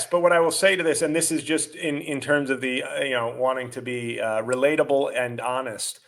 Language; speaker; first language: English; native; English